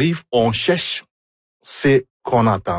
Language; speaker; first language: French; non-native, fluent; Igbo